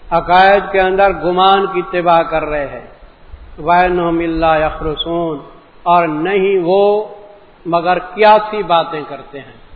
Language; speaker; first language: Urdu; non-native, local second language; Punjabi